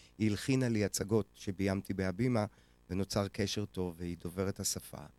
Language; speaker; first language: Hebrew; native; Hebrew